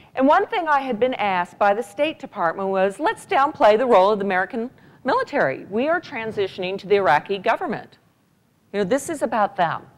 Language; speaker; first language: English; native; English